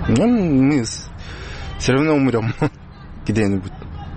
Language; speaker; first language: Russian; non-native, learner; Uzbek